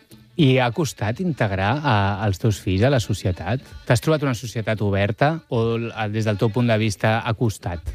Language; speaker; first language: Catalan; native; Catalan